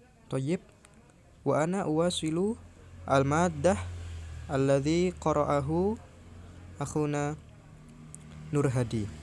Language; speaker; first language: Arabic; non-native, learner; Indonesian